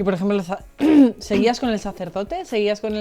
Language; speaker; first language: Spanish; native; Spanish